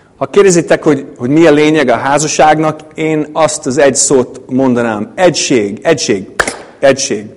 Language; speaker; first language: Hungarian; non-native, fluent; English